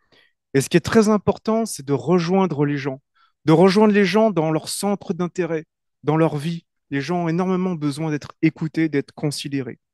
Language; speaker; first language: French; native; French